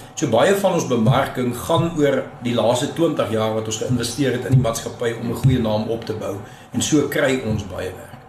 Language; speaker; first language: Afrikaans; native; Afrikaans